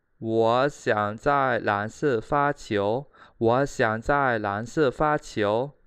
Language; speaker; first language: Chinese; non-native, fluent; Khmer